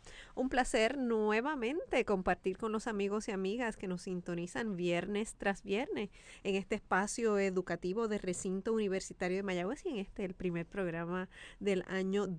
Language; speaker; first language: Spanish; native; Spanish